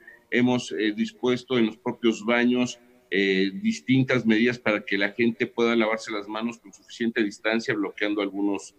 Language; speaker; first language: Spanish; native; Spanish